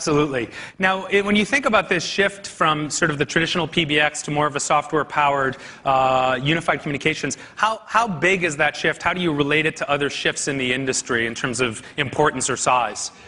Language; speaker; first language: English; native; English